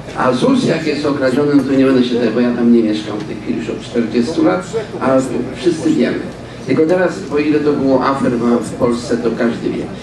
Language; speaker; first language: Polish; native; Polish